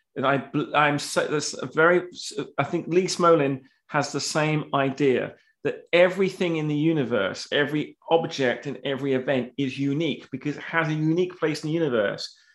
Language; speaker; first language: English; native; English